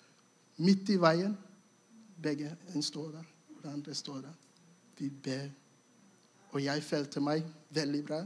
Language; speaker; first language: Norwegian; non-native, fluent; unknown